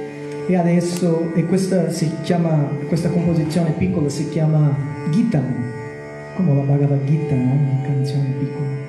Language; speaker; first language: Italian; non-native, learner; Portuguese